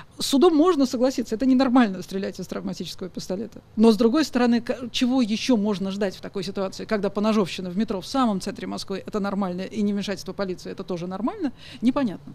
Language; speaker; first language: Russian; native; Russian